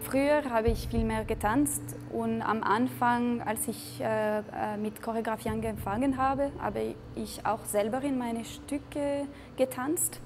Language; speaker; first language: German; non-native, local second language; French